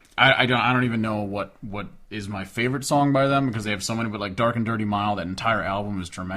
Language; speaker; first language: English; native; English